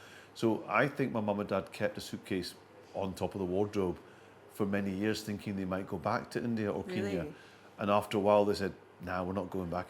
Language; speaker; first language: English; early bilingual, other home language; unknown